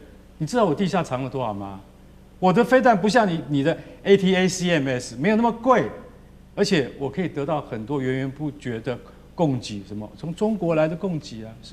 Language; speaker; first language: Chinese; native; Chinese